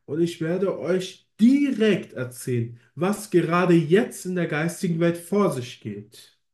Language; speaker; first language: German; native; German